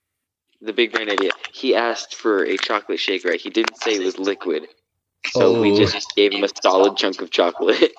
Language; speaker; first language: English; native; English